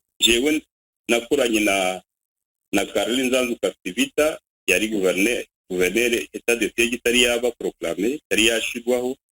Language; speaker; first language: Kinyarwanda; native; Kinyarwanda